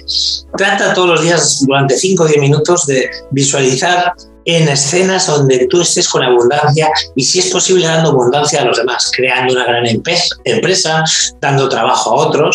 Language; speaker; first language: Spanish; native; Spanish